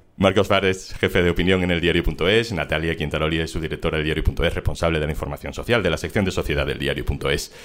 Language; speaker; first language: Spanish; native; Spanish